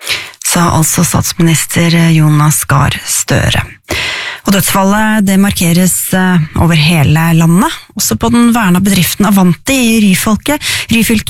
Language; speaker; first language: Norwegian; native; Norwegian